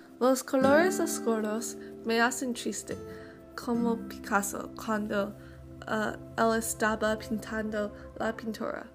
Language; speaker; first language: Spanish; non-native, learner; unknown